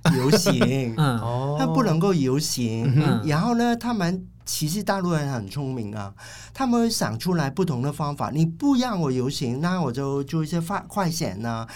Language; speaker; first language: Chinese; non-native, fluent; Cantonese